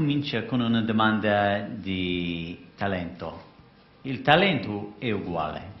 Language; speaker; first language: Italian; non-native, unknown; English